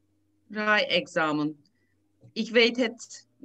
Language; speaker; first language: Dutch; non-native, learner; Turkish